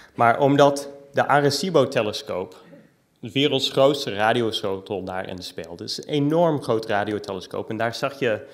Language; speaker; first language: Dutch; non-native, fluent; English